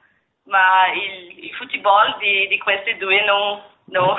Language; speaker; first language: Italian; non-native, learner; Portuguese